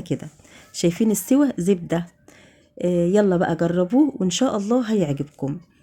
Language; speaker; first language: Arabic; native; Arabic